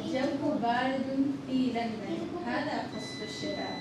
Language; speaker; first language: Arabic; non-native, learner; Urdu